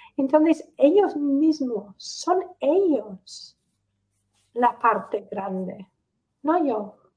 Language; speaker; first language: Spanish; non-native, fluent; English